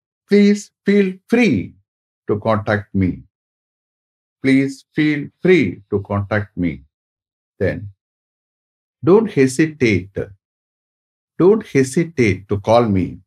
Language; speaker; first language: English; non-native, local second language; Tamil